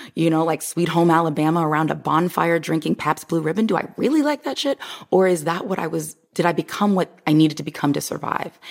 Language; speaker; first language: English; native; English